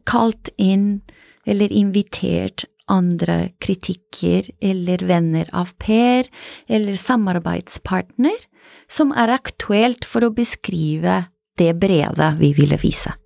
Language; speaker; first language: Norwegian; non-native, fluent; Italian